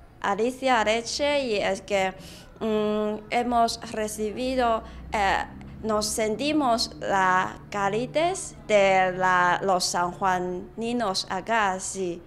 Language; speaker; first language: Spanish; non-native, learner; Chinese